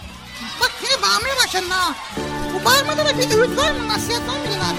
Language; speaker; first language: Turkish; native; Turkish